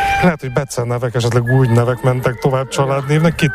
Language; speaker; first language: Hungarian; native; Hungarian